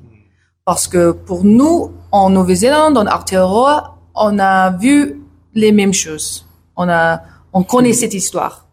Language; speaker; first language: French; non-native, learner; English